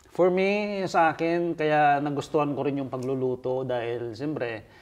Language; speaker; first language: Filipino; non-native, local second language; Hiligaynon